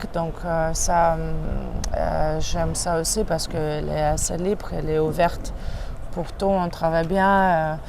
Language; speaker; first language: French; non-native, fluent; Russian